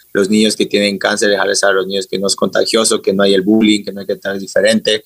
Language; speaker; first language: Spanish; native; Spanish